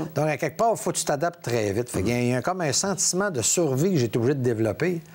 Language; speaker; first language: French; native; French